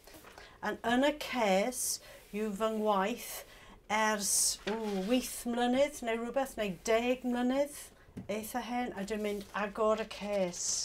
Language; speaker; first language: Welsh; non-native, learner; English